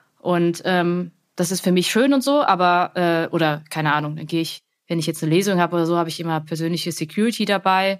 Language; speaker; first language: German; early bilingual, other home language; Vietnamese